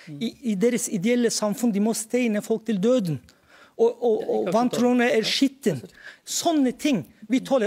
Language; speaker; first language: Norwegian; non-native, fluent; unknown